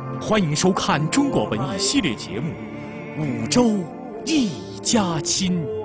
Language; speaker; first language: Chinese; native; Chinese